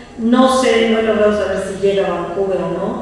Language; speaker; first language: Spanish; native; Spanish